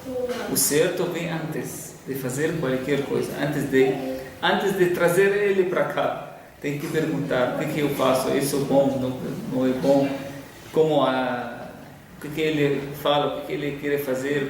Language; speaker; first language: Portuguese; non-native, fluent; Arabic